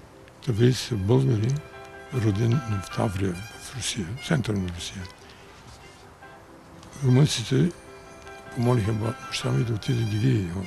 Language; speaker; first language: Bulgarian; early bilingual, heritage; Bulgarian